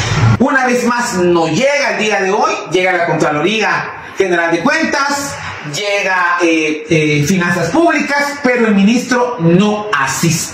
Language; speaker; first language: Spanish; native; Spanish